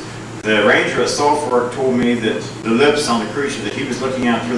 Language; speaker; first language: English; native; English